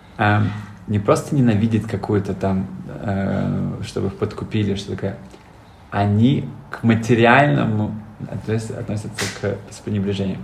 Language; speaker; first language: Russian; early bilingual, heritage; Russian